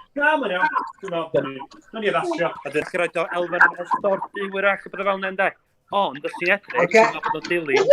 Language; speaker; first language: Welsh; native; Welsh